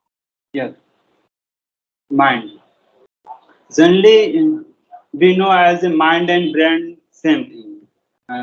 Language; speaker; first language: English; non-native, learner; Hindi